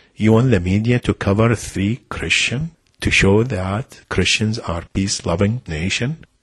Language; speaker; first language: English; non-native, fluent; Arabic